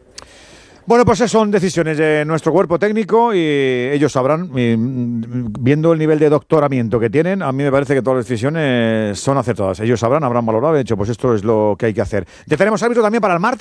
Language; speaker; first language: Spanish; native; Spanish